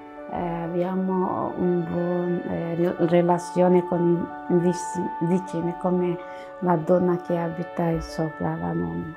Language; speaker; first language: Italian; non-native, learner; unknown